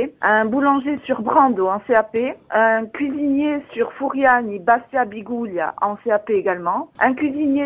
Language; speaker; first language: French; native; French